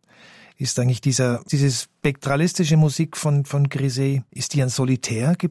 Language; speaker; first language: German; native; German